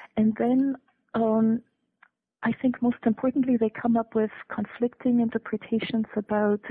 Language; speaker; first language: English; non-native, fluent; German